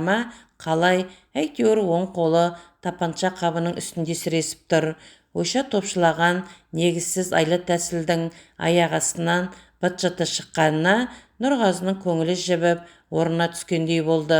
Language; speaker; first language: Kazakh; native; Kazakh